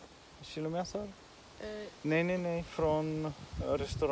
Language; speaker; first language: Swedish; non-native, learner; Finnish